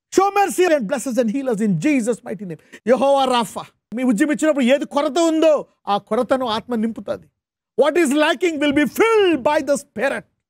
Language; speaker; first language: English; non-native, local second language; Telugu